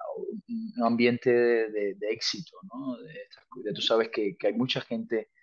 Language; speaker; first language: Spanish; native; Spanish